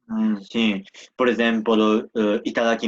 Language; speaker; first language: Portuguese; non-native, learner; Japanese